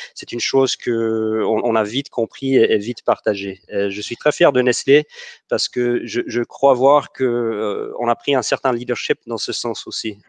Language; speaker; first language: French; non-native, fluent; English